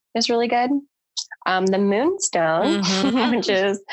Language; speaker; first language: English; native; English